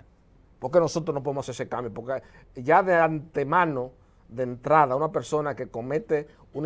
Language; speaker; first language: Spanish; native; Spanish